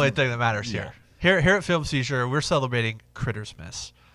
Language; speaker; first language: English; native; English